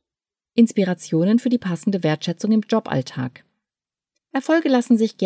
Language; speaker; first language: German; native; German